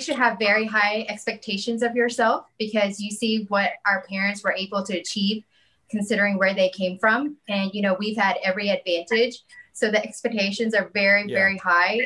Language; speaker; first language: English; native; English